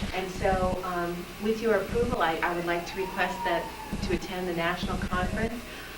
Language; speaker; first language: English; native; English